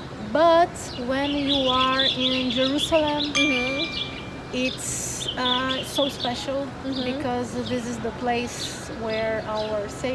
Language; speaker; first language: English; non-native, learner; Portuguese